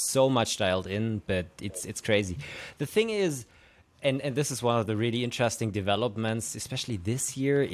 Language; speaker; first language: English; non-native, fluent; German